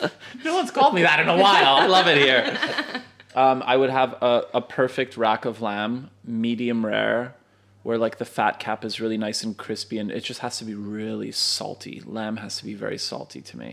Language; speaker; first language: English; non-native, fluent; Polish